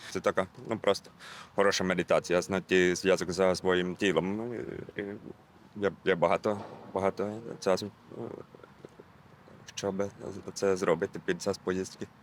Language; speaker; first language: Ukrainian; non-native, learner; Finnish